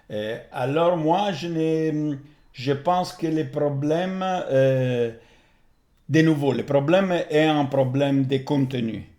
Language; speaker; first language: French; non-native, fluent; Italian